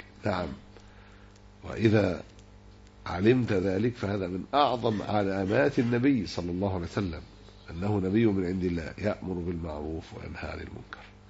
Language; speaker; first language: Arabic; native; Arabic